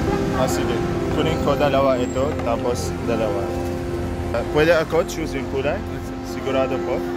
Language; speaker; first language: Filipino; non-native, learner; Arabic